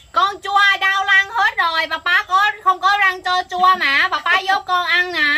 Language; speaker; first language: Vietnamese; non-native, learner; Thai